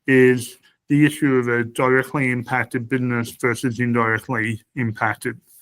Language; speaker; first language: English; native; English